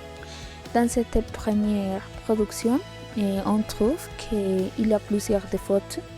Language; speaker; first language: French; non-native, learner; Spanish